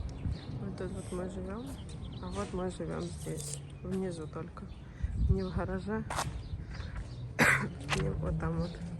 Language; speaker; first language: Russian; native; Russian